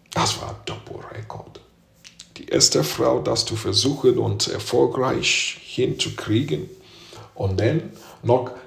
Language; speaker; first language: German; non-native, fluent; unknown